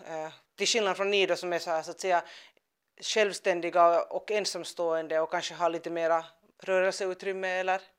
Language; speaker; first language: Swedish; native; Swedish